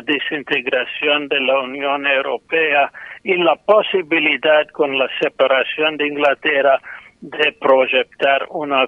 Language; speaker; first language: Spanish; non-native, fluent; English